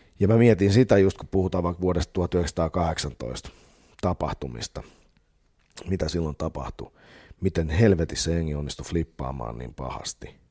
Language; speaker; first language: Finnish; native; Finnish